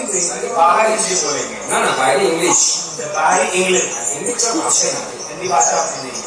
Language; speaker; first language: Hindi; non-native, local second language; Bangla